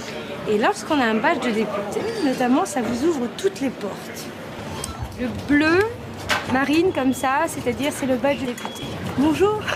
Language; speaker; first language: French; native; French